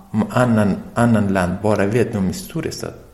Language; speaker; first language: Swedish; non-native, learner; Persian